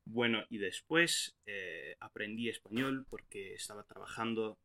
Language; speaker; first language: Spanish; non-native, fluent; English